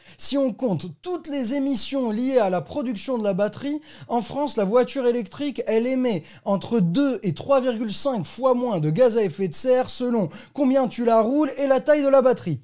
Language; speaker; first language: French; native; French